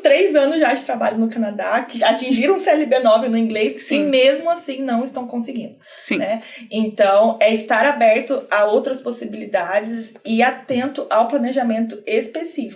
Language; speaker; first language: Portuguese; native; Portuguese